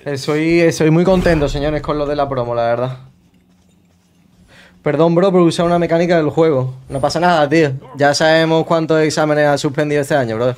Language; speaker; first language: Spanish; native; Spanish